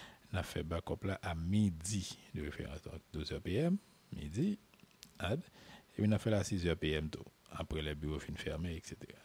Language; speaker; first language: French; non-native, local second language; Haitian Creole